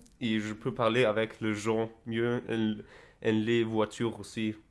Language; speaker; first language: French; non-native, learner; German